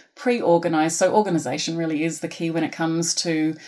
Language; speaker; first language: English; native; English